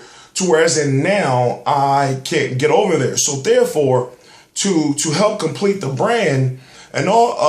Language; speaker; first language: English; native; English